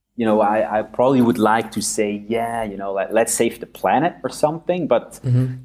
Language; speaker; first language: English; non-native, fluent; German